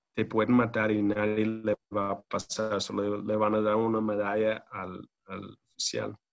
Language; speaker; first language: Spanish; non-native, fluent; English